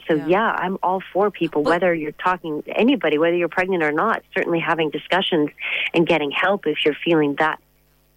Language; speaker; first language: English; native; English